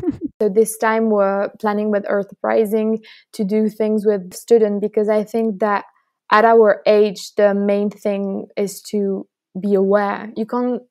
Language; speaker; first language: English; non-native, fluent; French